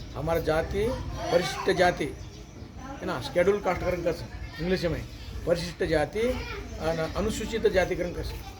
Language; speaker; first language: Kannada; non-native, local second language; Lambadi